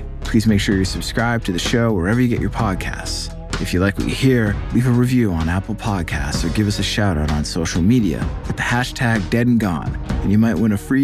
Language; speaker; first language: English; native; English